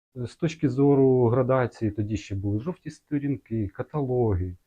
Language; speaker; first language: Ukrainian; non-native, local second language; Russian